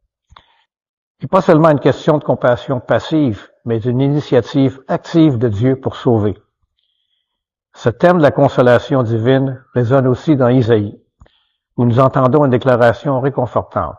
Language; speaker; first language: French; native; French